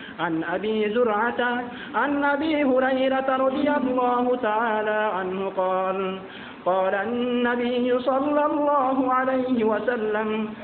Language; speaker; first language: Arabic; non-native, fluent; Bangla